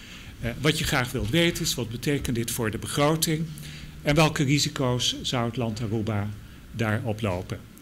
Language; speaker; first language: Dutch; native; Dutch